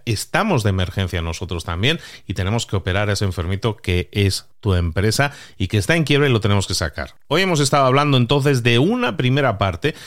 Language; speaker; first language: Spanish; native; Spanish